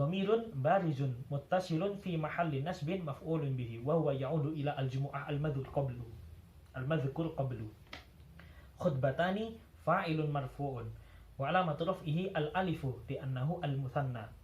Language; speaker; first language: Arabic; non-native, learner; Javanese